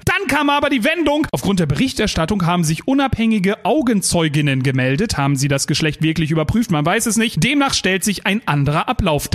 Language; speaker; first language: German; native; German